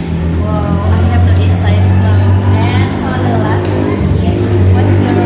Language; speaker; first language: English; non-native, learner; Indonesian